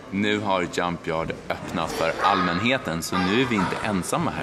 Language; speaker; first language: Swedish; native; Swedish